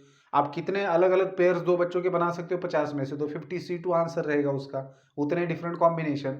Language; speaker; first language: Hindi; native; Hindi